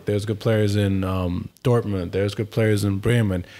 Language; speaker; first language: English; non-native, fluent; German